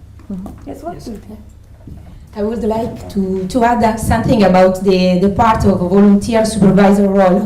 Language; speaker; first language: English; non-native, fluent; Italian